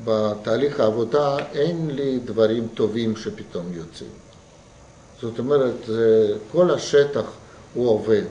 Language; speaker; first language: Hebrew; non-native, fluent; Russian